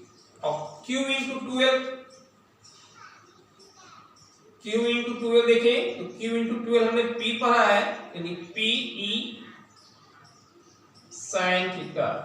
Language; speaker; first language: Hindi; native; Hindi